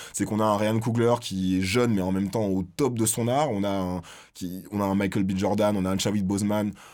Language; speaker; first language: French; native; French